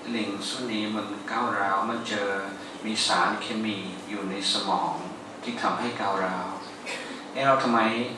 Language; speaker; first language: Thai; non-native, fluent; English